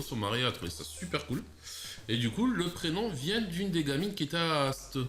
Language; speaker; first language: French; native; French